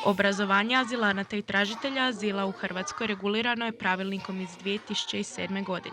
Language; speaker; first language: Serbian; native; Serbian